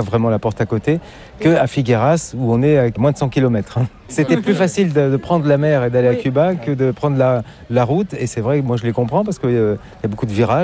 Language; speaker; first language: French; native; French